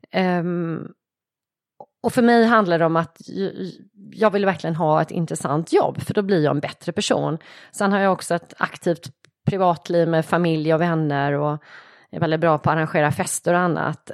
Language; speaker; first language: Swedish; native; Swedish